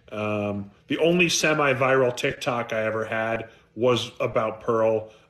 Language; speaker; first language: English; native; English